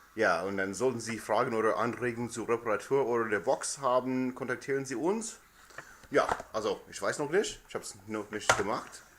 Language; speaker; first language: German; non-native, learner; English